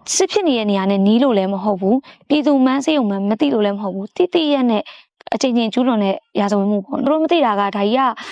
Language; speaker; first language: Burmese; native; Burmese